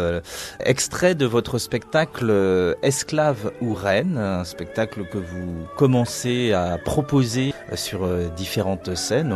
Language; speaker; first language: French; native; French